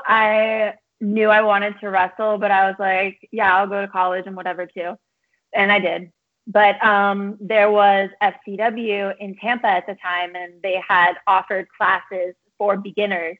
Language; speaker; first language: English; native; English